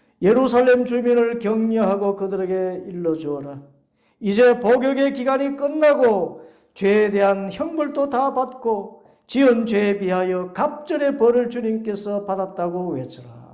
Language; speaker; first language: Korean; native; Korean